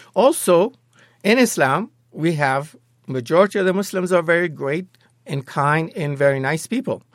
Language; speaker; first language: English; non-native, fluent; Persian